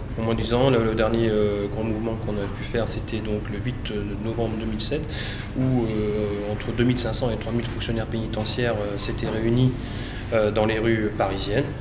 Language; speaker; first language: French; native; French